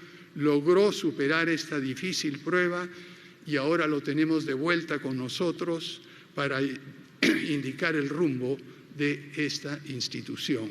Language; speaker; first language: Spanish; native; Spanish